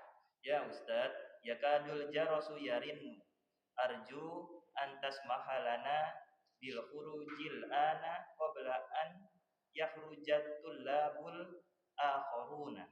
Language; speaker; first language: Arabic; non-native, learner; Indonesian